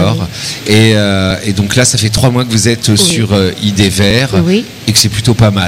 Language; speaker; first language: French; native; French